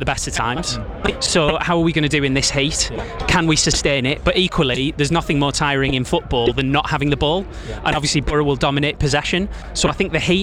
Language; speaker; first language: English; native; English